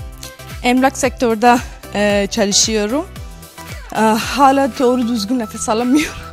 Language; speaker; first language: Turkish; non-native, fluent; Persian